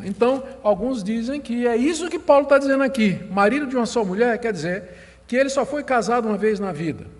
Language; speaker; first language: Portuguese; native; Portuguese